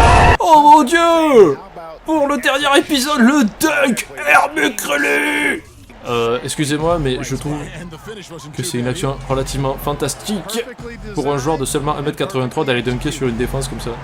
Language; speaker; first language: French; native; French